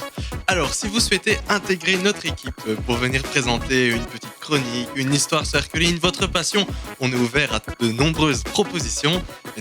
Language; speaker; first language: French; native; French